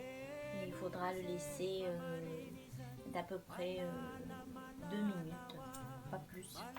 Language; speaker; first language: French; non-native, local second language; Malagasy